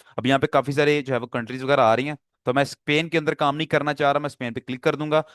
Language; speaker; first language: Urdu; non-native, local second language; Punjabi